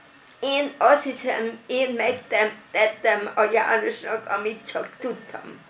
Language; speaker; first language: Hungarian; non-native, local second language; German